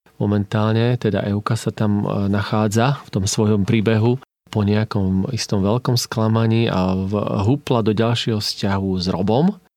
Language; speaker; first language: Slovak; native; Slovak